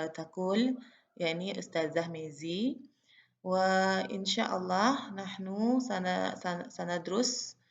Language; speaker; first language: Arabic; non-native, fluent; Indonesian